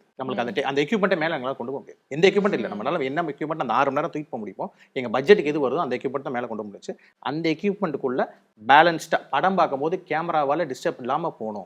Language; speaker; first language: Tamil; native; Tamil